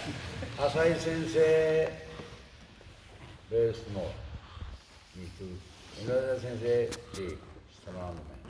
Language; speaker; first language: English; non-native, learner; Japanese